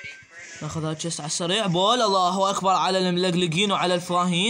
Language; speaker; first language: Arabic; native; Arabic